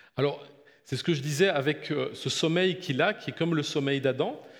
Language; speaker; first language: French; native; French